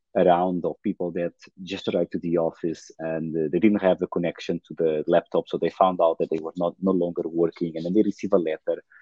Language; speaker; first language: English; non-native, fluent; Portuguese